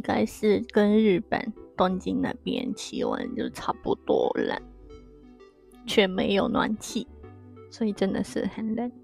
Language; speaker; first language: Chinese; non-native, fluent; Japanese